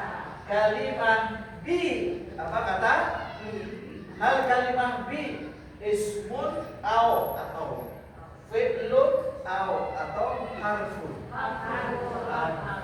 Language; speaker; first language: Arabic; non-native, fluent; Indonesian